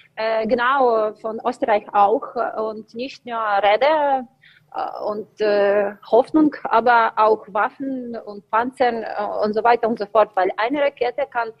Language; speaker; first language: German; non-native, learner; Ukrainian